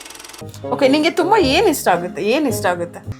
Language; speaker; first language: Kannada; native; Kannada